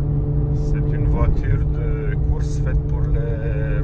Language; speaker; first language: French; non-native, fluent; Romanian